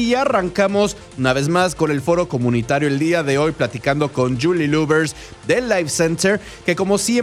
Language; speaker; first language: Spanish; native; Spanish